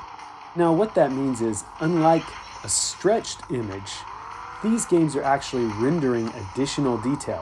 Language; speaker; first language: English; native; English